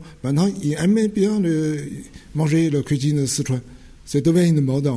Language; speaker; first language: French; non-native, fluent; Chinese